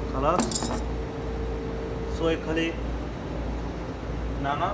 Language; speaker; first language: Arabic; non-native, learner; Urdu